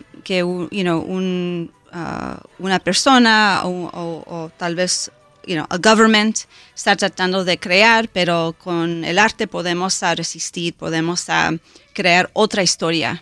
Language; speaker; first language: Spanish; early bilingual, heritage; Spanish